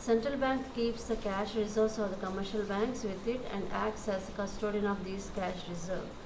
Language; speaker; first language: English; non-native, local second language; Telugu